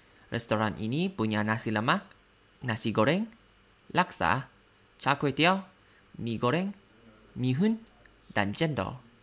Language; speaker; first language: Indonesian; non-native, learner; Thai